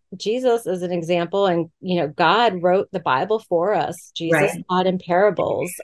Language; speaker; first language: English; native; English